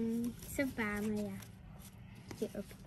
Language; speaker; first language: Danish; native; Danish